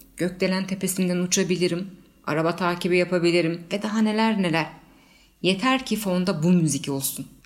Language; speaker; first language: Turkish; native; Turkish